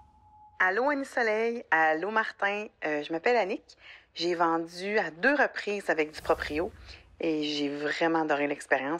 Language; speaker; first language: French; native; French